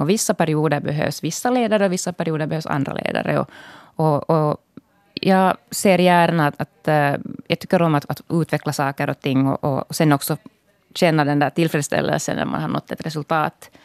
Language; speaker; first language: Swedish; native; Swedish